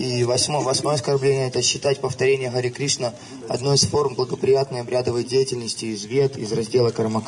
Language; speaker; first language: Russian; native; Russian